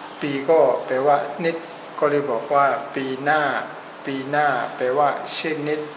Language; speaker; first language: Thai; non-native, fluent; Burmese